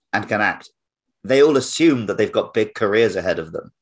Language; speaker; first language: English; native; English